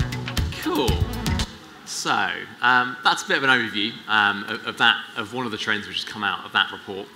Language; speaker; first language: English; native; English